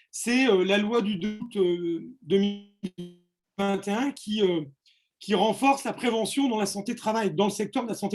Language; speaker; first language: French; native; French